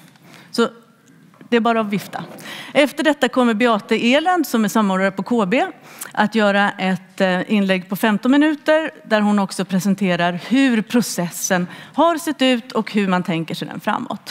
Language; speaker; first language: Swedish; native; Swedish